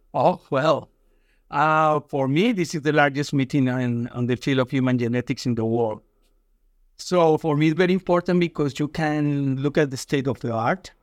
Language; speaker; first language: English; non-native, fluent; Spanish